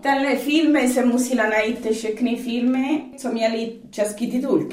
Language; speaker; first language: Czech; non-native, learner; Italian